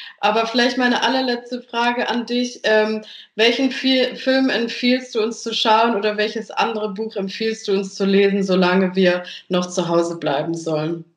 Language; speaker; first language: German; early bilingual, other home language; Italian